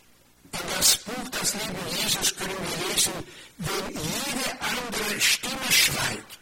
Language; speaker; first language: German; non-native, fluent; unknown